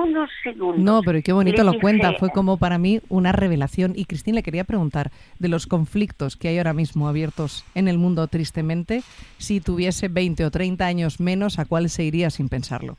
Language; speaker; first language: Spanish; native; Spanish